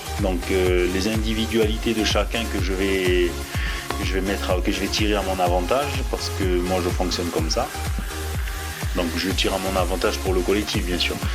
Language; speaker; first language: French; native; French